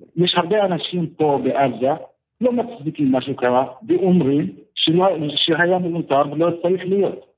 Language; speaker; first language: Hebrew; non-native, fluent; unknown